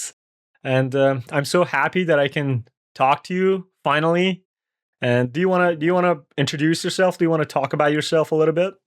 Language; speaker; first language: English; non-native, fluent; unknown